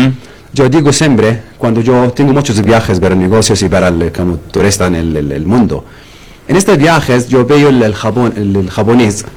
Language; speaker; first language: Spanish; non-native, learner; Arabic